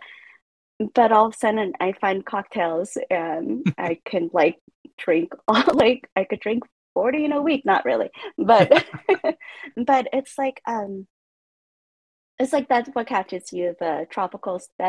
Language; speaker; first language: English; native; English